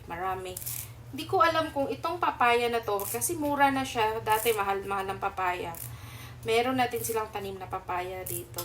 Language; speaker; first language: Filipino; non-native, local second language; Cebuano